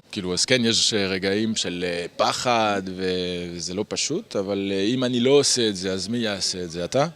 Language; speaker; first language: Hebrew; non-native, fluent; French